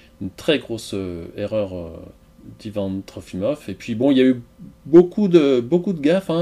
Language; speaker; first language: French; native; French